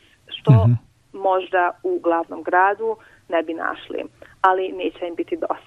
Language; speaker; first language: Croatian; non-native, local second language; Hungarian